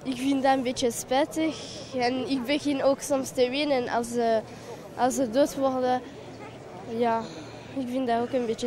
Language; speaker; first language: Dutch; early bilingual, other home language; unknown